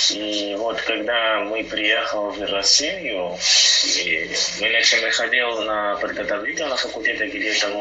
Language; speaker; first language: Russian; non-native, learner; Portuguese